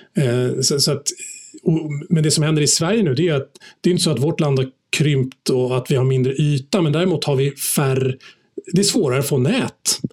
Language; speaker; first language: Swedish; native; Swedish